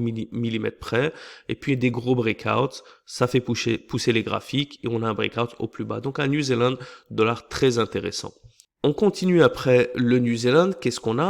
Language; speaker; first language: French; native; French